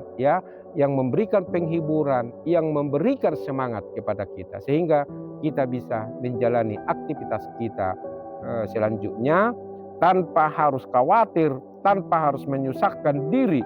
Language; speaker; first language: Indonesian; native; Indonesian